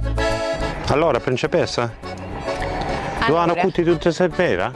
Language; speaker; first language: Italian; non-native, learner; Lithuanian